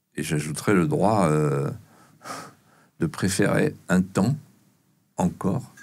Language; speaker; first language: French; native; French